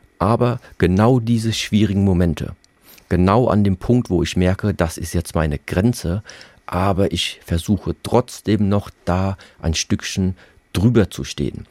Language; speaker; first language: German; early bilingual, other home language; Vietnamese